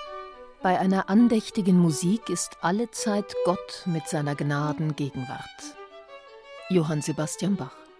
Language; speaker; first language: German; native; German